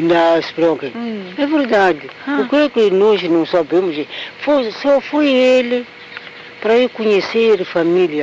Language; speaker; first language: Portuguese; non-native, local second language; Tsonga